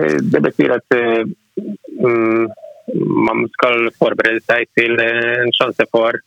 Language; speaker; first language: Norwegian; non-native, fluent; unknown